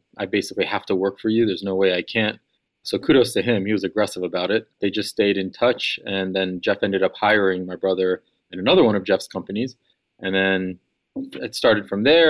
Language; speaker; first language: English; native; English